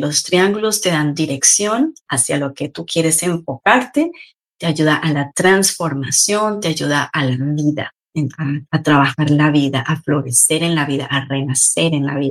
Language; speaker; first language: Spanish; native; Spanish